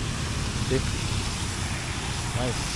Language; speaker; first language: English; non-native, local second language; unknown